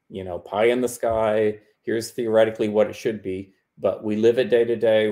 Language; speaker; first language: English; native; English